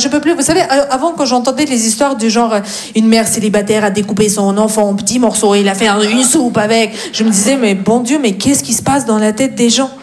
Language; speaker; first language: French; non-native, fluent; Russian